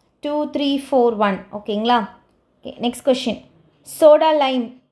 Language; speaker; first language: English; non-native, local second language; Tamil